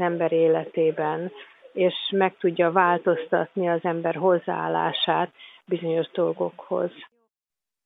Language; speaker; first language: Hungarian; native; Hungarian